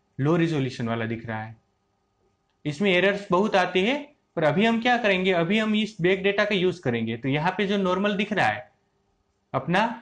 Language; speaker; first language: Hindi; native; Hindi